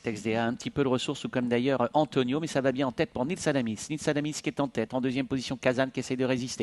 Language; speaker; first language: French; native; French